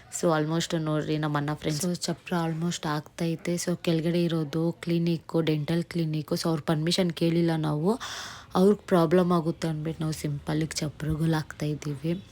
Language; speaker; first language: Kannada; non-native, local second language; Nepali